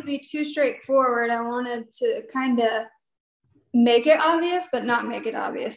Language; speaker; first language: English; native; English